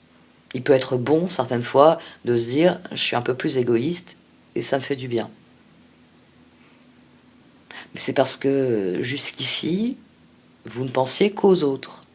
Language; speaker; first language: French; native; French